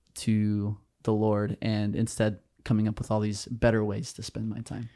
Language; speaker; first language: English; native; English